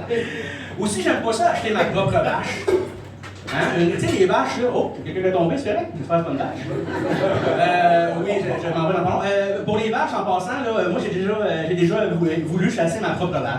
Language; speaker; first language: French; native; French